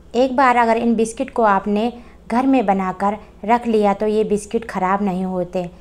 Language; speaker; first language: Hindi; native; Hindi